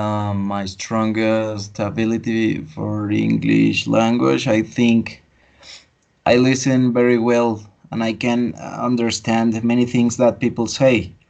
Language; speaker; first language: English; non-native, fluent; Spanish